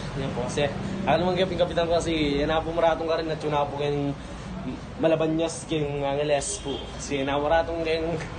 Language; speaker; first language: Filipino; non-native, local second language; Pampanga